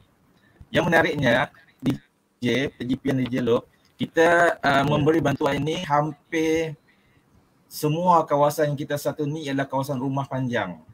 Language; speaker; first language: Malay; native; Malay